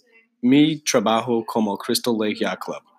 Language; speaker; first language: Spanish; non-native, learner; English